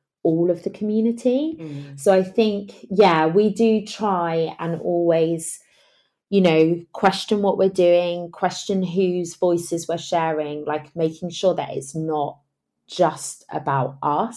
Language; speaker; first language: English; native; English